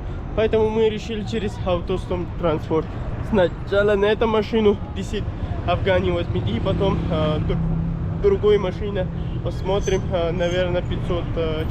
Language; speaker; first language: Russian; non-native, learner; Kyrgyz